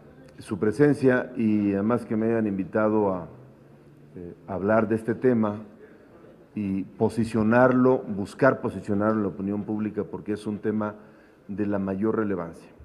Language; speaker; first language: Spanish; native; Spanish